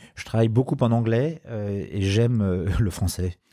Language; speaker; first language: French; native; French